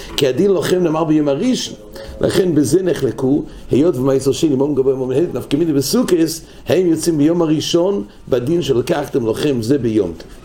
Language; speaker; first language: Hebrew; non-native, fluent; English